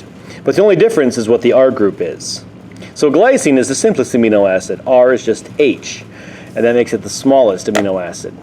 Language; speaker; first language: English; native; English